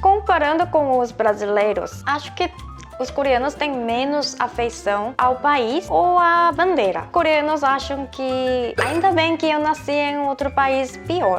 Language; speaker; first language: Portuguese; non-native, fluent; Korean